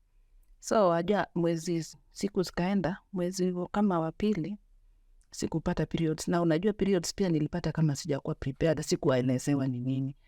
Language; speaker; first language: Swahili; native; Swahili